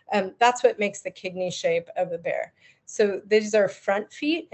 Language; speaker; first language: English; native; English